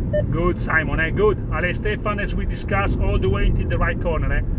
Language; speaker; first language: English; non-native, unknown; Italian